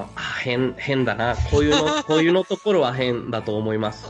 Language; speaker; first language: Japanese; non-native, fluent; Spanish